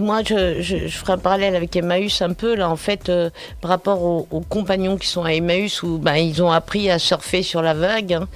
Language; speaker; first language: French; native; French